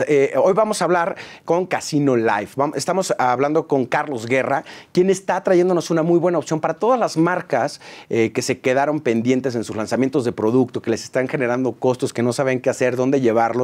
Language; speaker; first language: Spanish; native; Spanish